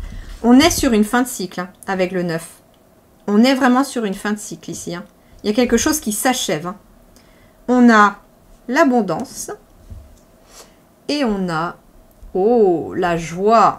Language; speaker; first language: French; native; French